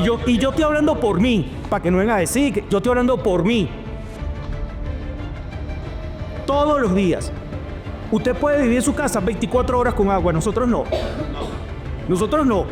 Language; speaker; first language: Spanish; native; Spanish